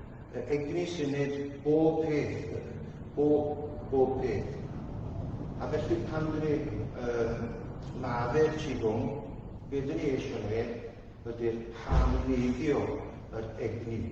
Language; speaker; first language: Welsh; non-native, fluent; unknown